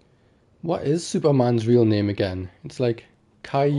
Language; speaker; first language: English; native; English